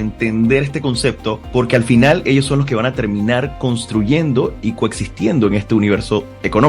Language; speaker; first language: Spanish; native; Spanish